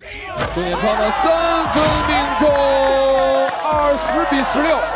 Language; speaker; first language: Chinese; native; Chinese